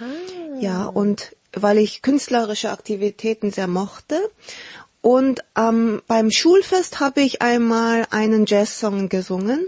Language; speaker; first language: German; early bilingual, heritage; Korean